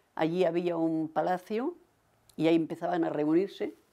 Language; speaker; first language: Spanish; native; Spanish